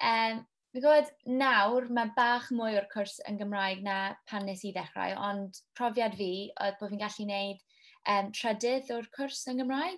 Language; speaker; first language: Welsh; non-native, local second language; English